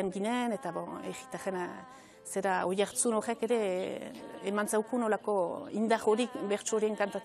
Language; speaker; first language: Basque; native; Basque